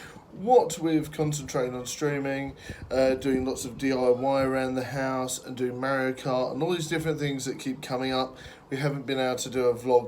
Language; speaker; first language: English; native; English